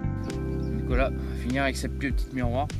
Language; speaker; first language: French; native; French